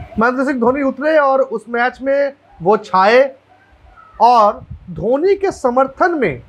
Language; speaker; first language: Hindi; non-native, local second language; Bangla